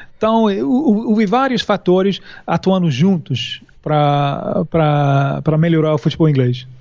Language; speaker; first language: Portuguese; non-native, fluent; English